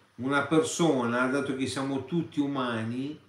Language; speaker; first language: Italian; native; Italian